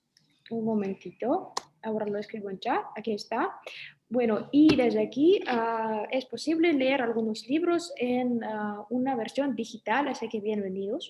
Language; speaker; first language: Spanish; non-native, fluent; Russian